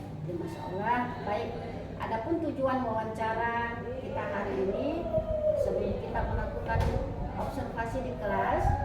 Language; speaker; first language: Indonesian; native; Indonesian